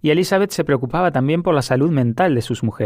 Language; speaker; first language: Spanish; native; Spanish